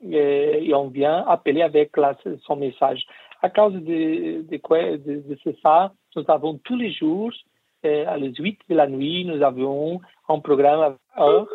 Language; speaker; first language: French; non-native, learner; Portuguese